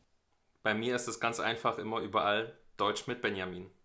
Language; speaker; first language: German; native; German